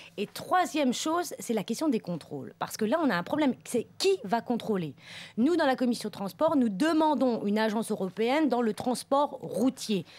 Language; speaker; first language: French; native; French